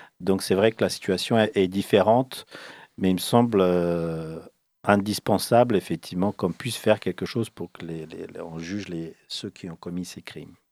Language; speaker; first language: French; early bilingual, other home language; Bosnian